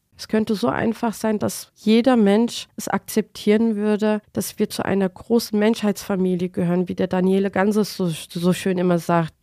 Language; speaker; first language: German; early bilingual, other home language; Turkish